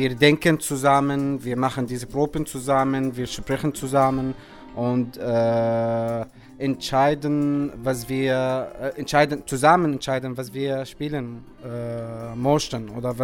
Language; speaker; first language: German; non-native, fluent; Arabic